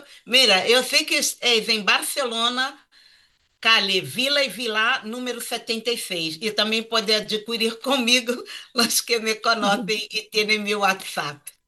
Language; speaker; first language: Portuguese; non-native, learner; Spanish